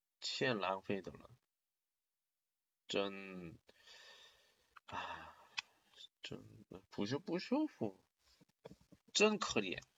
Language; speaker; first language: Chinese; non-native, learner; Korean